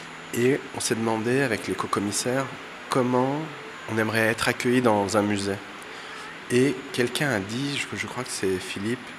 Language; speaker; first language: French; early bilingual, other home language; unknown